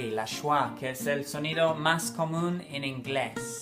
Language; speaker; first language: Spanish; non-native, fluent; English